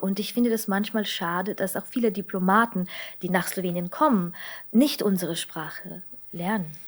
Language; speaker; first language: German; non-native, fluent; Slovenian